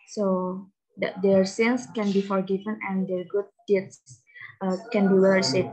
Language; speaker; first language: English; non-native, learner; Indonesian